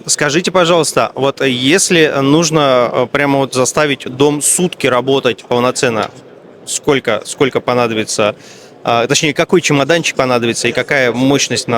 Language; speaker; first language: Russian; native; Russian